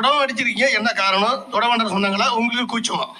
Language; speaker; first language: Tamil; native; Tamil